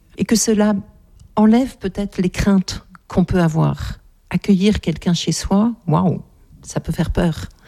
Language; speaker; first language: French; native; French